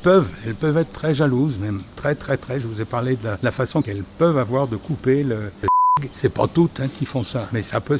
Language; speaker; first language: French; native; French